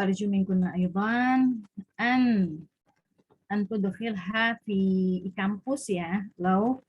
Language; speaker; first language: Arabic; non-native, learner; Indonesian